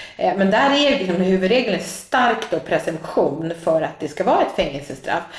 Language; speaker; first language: Swedish; native; Swedish